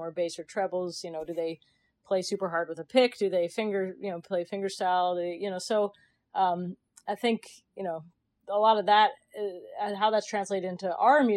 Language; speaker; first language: English; native; English